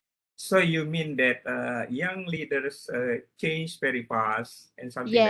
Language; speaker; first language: English; non-native, learner; Indonesian